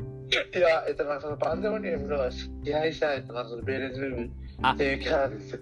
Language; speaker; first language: Japanese; non-native, learner; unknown